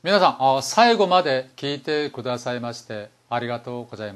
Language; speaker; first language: Japanese; non-native, fluent; Korean